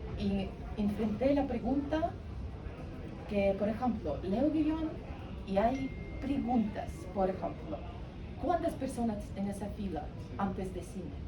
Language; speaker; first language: Spanish; non-native, learner; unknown